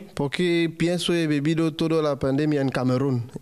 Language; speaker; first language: Spanish; non-native, learner; French